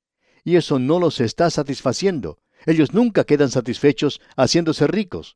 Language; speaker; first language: Spanish; native; Spanish